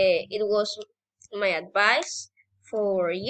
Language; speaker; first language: English; non-native, learner; Spanish